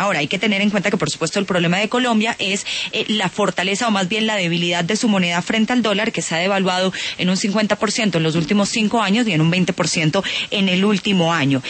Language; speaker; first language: Spanish; native; Spanish